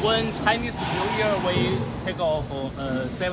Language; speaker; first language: English; non-native, learner; Chinese